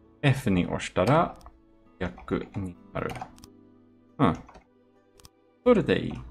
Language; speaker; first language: Japanese; non-native, learner; Swedish